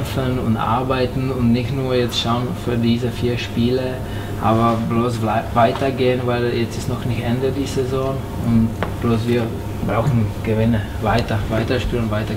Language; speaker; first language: German; non-native, fluent; Czech